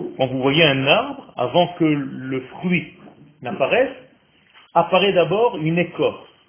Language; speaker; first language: French; non-native, fluent; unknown